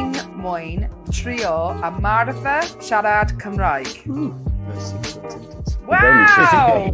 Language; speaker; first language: Welsh; non-native, learner; English